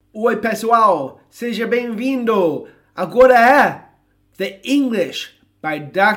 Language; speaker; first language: Portuguese; non-native, fluent; English